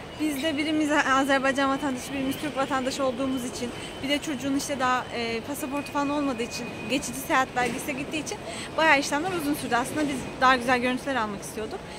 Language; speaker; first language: Turkish; native; Turkish